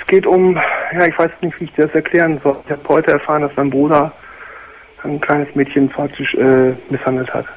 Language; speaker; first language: German; native; German